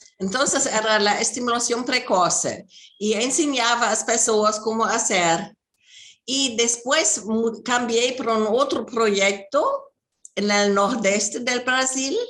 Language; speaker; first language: Spanish; non-native, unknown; German